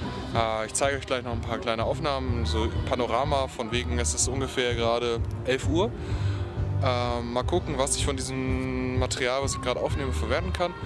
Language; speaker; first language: German; native; German